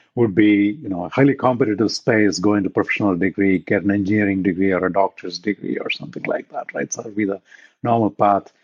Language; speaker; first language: English; non-native, local second language; Tamil